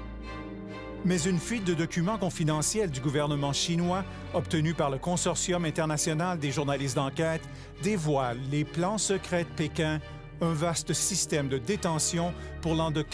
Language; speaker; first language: French; native; French